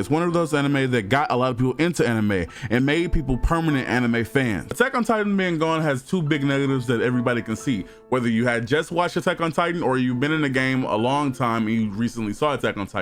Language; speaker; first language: English; native; English